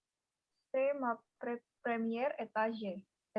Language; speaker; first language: French; non-native, learner; Indonesian